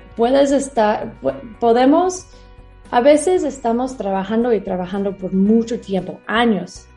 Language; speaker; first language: Spanish; non-native, fluent; English